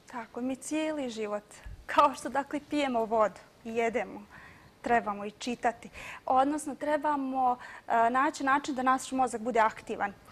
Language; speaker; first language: Croatian; native; Croatian